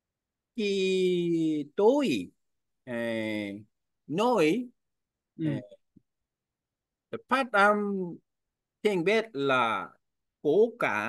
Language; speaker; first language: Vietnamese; non-native, learner; Korean